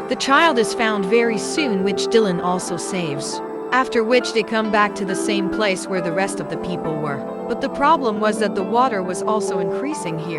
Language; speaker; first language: English; non-native, local second language; Hindi